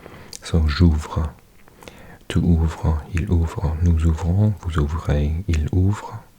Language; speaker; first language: French; non-native, learner; English